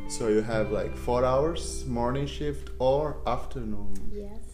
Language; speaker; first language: English; non-native, fluent; Portuguese